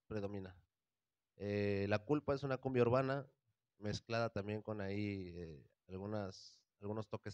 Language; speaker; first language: Spanish; native; Spanish